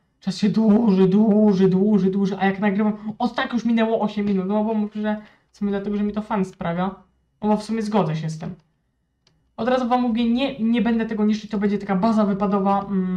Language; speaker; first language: Polish; native; Polish